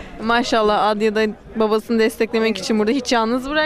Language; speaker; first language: Turkish; native; Turkish